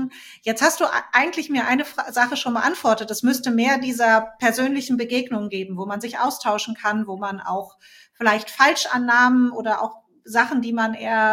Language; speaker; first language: German; native; German